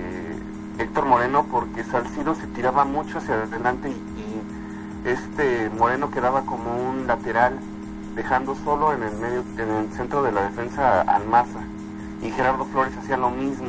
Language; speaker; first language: Spanish; native; Spanish